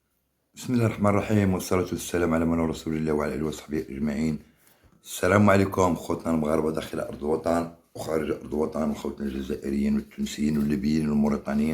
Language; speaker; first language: Arabic; native; Arabic